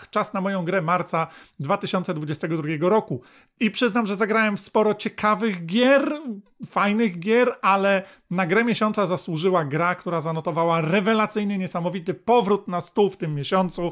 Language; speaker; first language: Polish; native; Polish